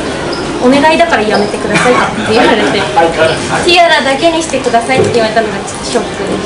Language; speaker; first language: Japanese; native; Japanese